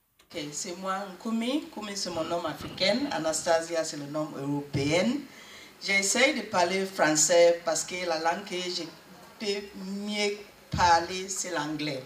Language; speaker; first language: French; non-native, learner; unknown